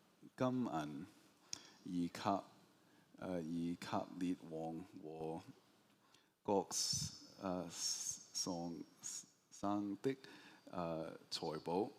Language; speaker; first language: Cantonese; early bilingual, heritage; Cantonese